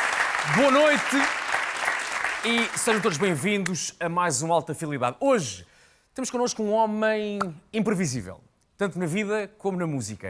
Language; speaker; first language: Portuguese; native; Portuguese